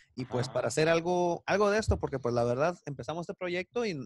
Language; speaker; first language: Spanish; native; Spanish